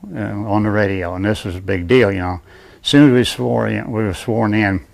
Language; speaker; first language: English; native; English